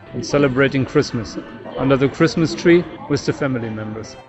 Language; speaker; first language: English; non-native, fluent; German